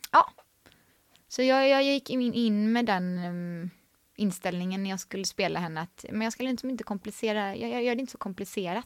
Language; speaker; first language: Swedish; native; Swedish